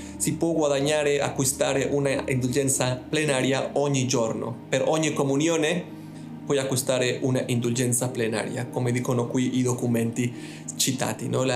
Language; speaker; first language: Italian; non-native, fluent; Spanish